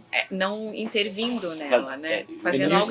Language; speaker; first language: Portuguese; native; Portuguese